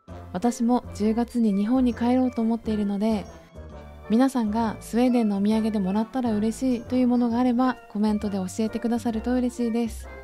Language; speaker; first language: Japanese; native; Japanese